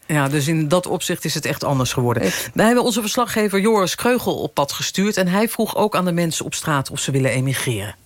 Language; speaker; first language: Dutch; native; Dutch